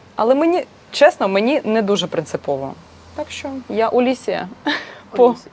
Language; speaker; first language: Ukrainian; non-native, local second language; Russian